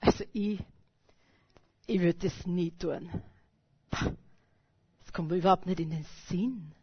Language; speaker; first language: German; native; German